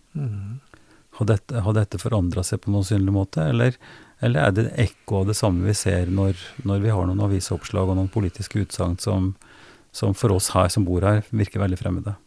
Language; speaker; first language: Norwegian; native; Norwegian